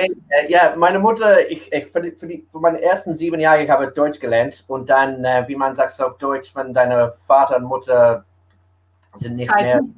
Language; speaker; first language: German; early bilingual, heritage; English